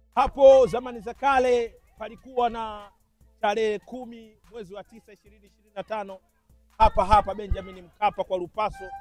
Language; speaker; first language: Swahili; native; Swahili